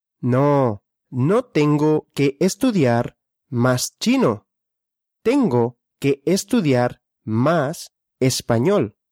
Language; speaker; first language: Spanish; non-native, fluent; Russian